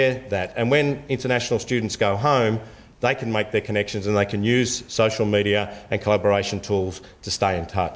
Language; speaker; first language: English; native; English